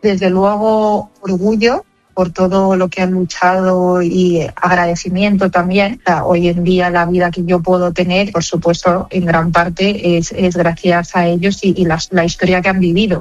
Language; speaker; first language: Spanish; native; Spanish